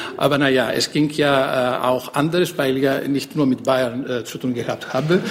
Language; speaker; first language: German; non-native, fluent; Greek